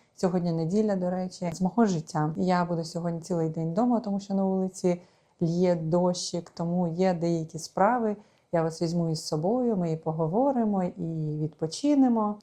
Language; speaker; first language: Ukrainian; non-native, local second language; Russian